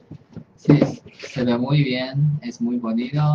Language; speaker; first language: Spanish; non-native, fluent; Chinese